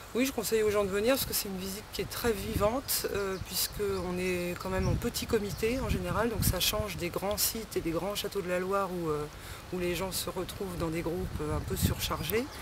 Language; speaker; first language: French; native; French